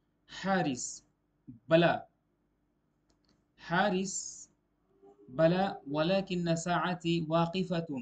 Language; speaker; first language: Arabic; non-native, fluent; Urdu